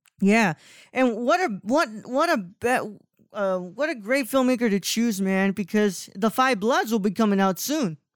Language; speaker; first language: English; native; English